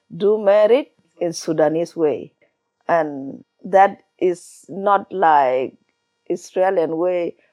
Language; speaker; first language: English; non-native, learner; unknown